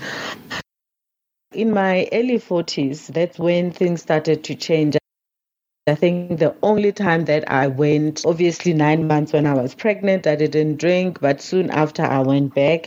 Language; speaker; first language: English; non-native, local second language; Tswana